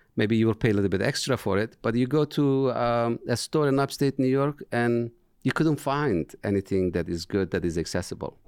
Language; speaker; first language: English; non-native, fluent; Turkish